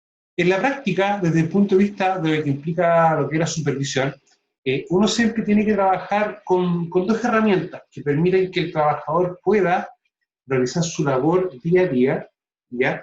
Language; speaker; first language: Spanish; native; Spanish